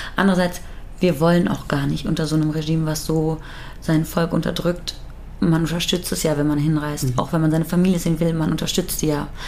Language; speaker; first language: German; early bilingual, other home language; Persian